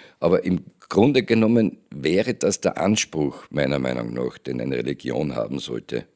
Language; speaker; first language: German; native; German